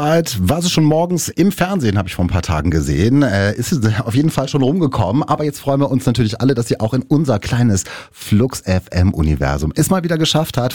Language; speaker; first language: German; native; German